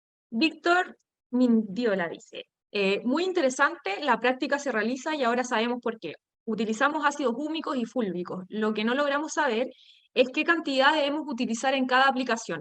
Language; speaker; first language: Spanish; native; Spanish